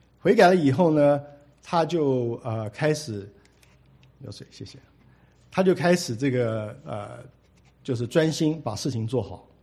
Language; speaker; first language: Chinese; native; Chinese